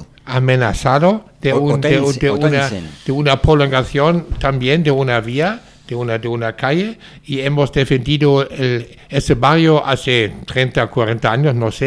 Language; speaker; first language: Spanish; non-native, fluent; German